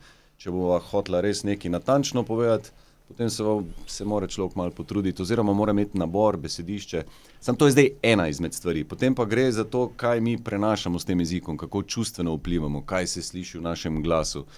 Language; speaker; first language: Slovenian; native; Slovenian